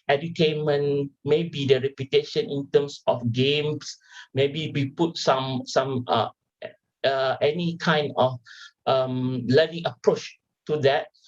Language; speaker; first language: English; non-native, local second language; Malay